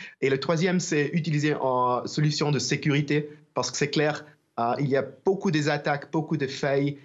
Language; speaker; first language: French; non-native, learner; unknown